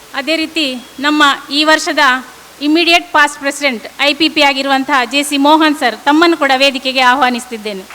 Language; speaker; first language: Kannada; native; Kannada